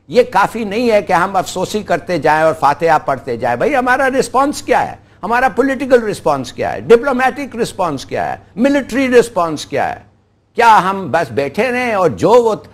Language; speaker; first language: Urdu; non-native, local second language; Pashto